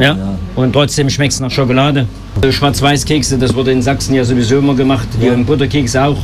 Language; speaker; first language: German; native; German